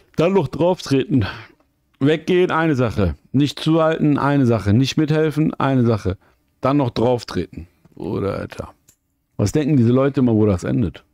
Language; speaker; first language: German; native; German